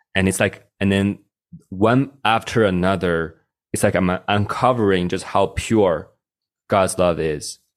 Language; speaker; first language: English; non-native, fluent; Chinese